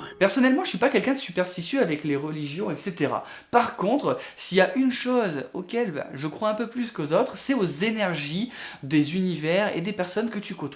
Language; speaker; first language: French; native; French